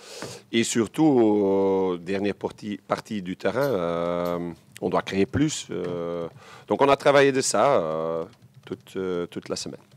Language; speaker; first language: French; non-native, local second language; Dutch